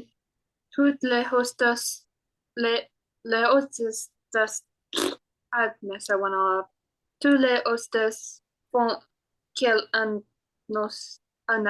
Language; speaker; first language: French; non-native, learner; English